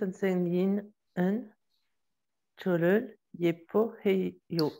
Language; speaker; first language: Korean; non-native, learner; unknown